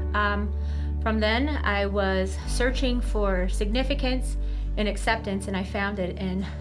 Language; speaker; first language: English; native; English